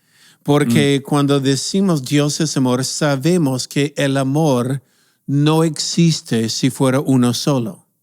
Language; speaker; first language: Spanish; non-native, fluent; English